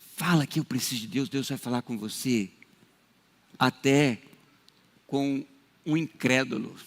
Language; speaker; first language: Portuguese; native; Portuguese